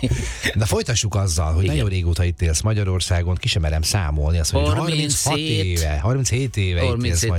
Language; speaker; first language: Hungarian; native; Hungarian